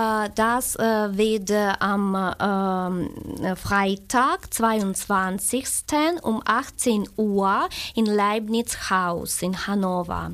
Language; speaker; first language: German; non-native, fluent; Ukrainian